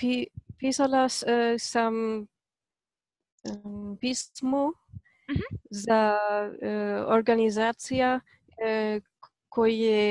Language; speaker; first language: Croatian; non-native, learner; Polish